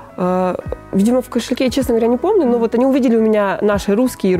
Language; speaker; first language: Russian; native; Russian